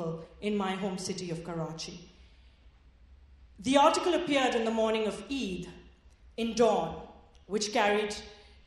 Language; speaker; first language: English; non-native, local second language; Urdu